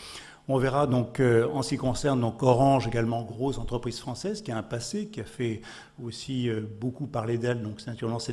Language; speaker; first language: French; native; French